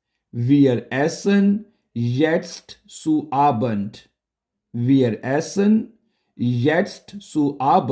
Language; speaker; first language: German; non-native, local second language; Urdu